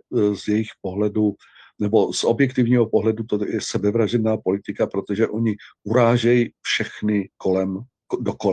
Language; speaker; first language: Czech; native; Czech